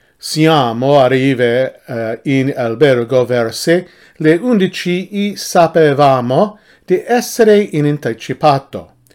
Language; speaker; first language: Italian; non-native, learner; English